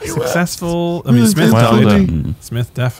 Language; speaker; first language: English; native; English